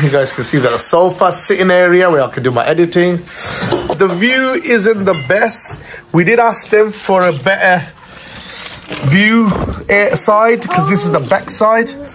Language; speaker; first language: English; early bilingual, other home language; Hindi